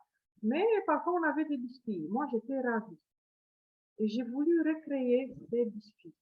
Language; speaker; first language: French; non-native, fluent; Romanian